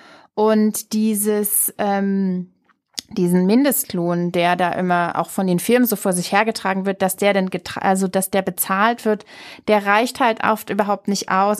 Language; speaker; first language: German; native; German